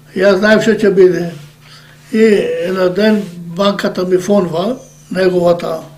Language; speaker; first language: Macedonian; native; Macedonian